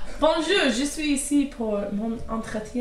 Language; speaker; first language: French; non-native, learner; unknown